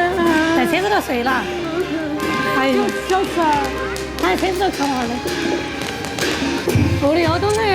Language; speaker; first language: Korean; non-native, learner; Chinese